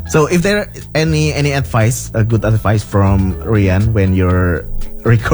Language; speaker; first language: English; non-native, learner; Indonesian